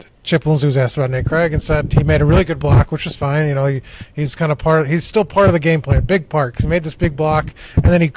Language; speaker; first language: English; native; English